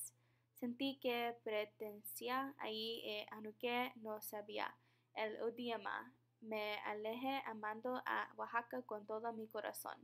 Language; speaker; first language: Spanish; non-native, learner; English